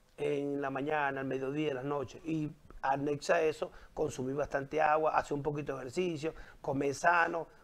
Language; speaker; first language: Spanish; native; Spanish